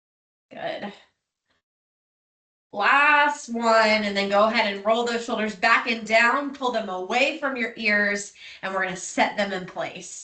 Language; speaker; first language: English; native; English